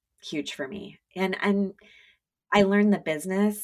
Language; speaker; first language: English; native; English